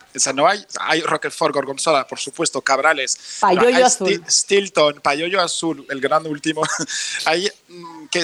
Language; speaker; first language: Spanish; non-native, fluent; French